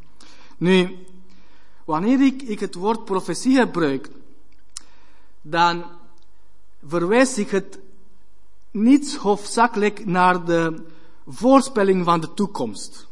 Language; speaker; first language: Dutch; non-native, fluent; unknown